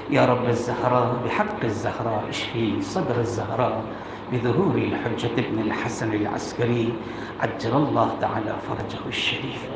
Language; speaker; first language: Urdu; non-native, local second language; Kashmiri